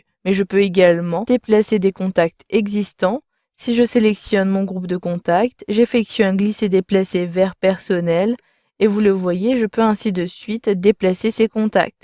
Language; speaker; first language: French; native; French